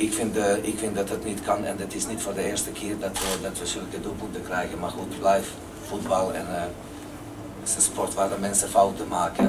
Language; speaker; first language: Dutch; non-native, fluent; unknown